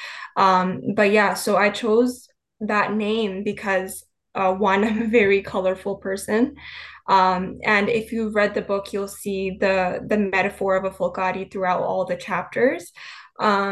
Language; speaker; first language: English; native; English